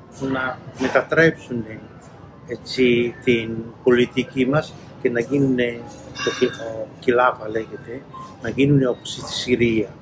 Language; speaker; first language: Greek; non-native, learner; Indonesian